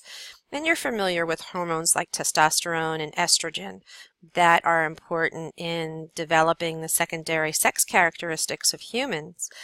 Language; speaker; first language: English; native; English